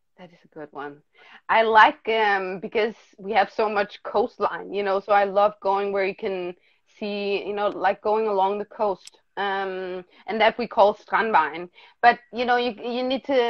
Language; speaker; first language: English; non-native, fluent; Danish